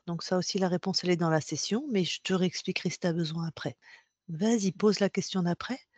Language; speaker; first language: French; native; French